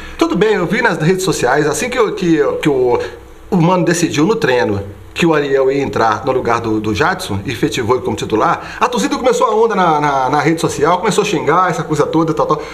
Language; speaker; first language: Portuguese; native; Portuguese